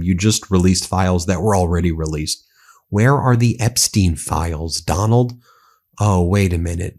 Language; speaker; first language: English; native; English